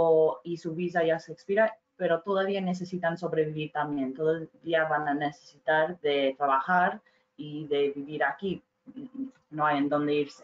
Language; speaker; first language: Spanish; non-native, fluent; English